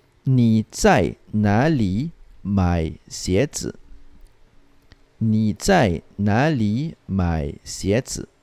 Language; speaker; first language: Chinese; non-native, fluent; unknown